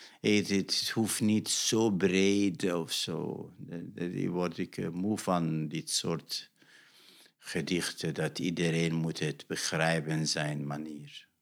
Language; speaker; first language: Dutch; non-native, fluent; Arabic